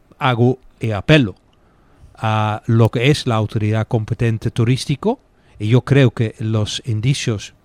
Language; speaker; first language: Spanish; non-native, fluent; Dutch